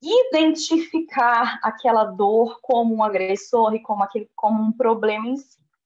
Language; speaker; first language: Portuguese; native; Portuguese